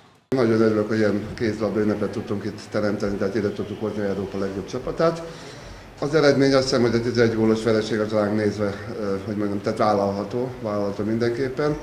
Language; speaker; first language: Hungarian; native; Hungarian